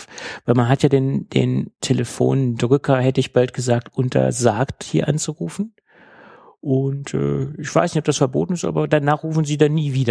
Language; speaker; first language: German; native; German